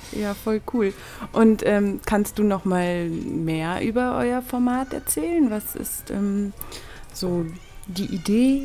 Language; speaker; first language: German; native; German